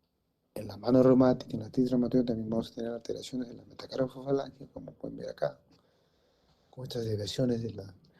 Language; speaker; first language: Spanish; native; Spanish